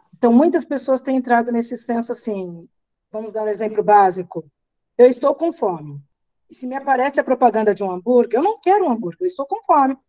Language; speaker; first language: Portuguese; native; Portuguese